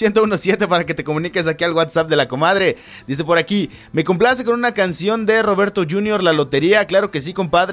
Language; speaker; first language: Spanish; native; Spanish